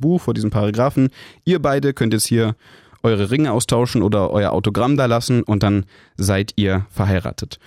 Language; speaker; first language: German; native; German